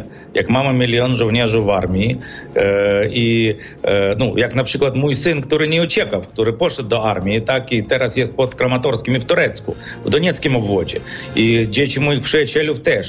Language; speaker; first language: Polish; non-native, fluent; Ukrainian